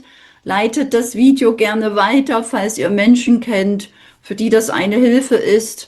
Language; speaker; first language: German; native; German